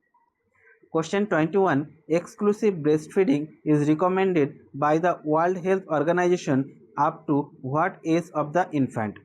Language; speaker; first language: English; non-native, local second language; Bangla